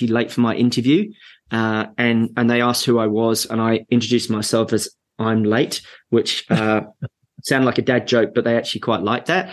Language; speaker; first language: English; native; English